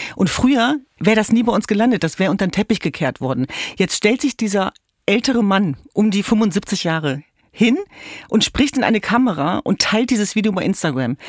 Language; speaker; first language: German; native; German